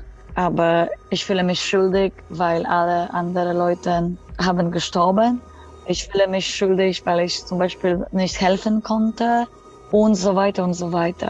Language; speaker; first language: German; non-native, fluent; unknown